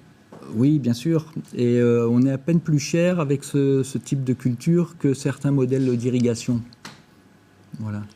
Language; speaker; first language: French; native; French